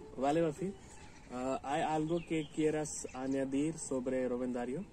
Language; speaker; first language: Spanish; non-native, learner; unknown